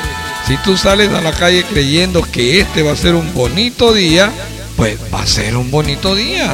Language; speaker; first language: Spanish; native; Spanish